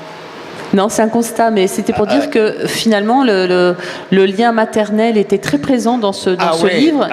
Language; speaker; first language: French; native; French